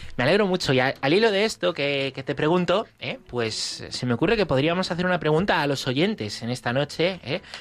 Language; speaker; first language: Spanish; native; Spanish